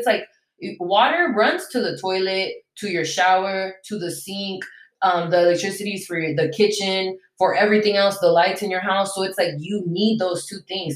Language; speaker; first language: English; early bilingual, other home language; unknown